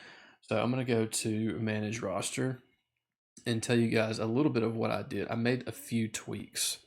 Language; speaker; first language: English; native; English